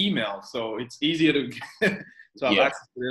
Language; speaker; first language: English; non-native, fluent; French